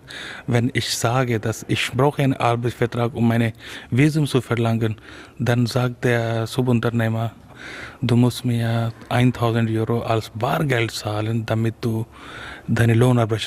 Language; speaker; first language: German; non-native, fluent; Urdu